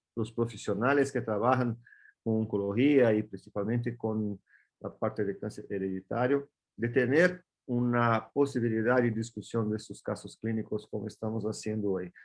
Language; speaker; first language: Spanish; non-native, fluent; Portuguese